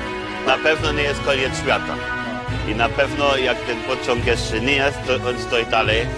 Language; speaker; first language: Polish; non-native, fluent; German